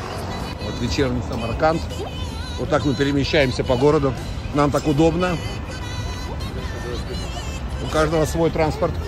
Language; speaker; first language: Russian; native; Russian